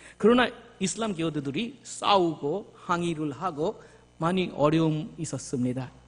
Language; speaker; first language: Korean; non-native, fluent; Bangla